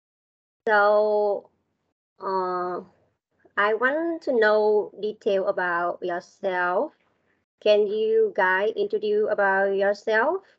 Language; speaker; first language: English; non-native, learner; Vietnamese